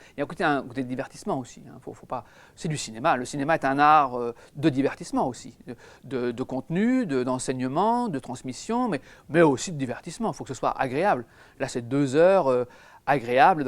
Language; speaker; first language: French; native; French